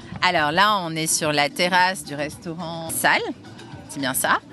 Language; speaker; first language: French; native; French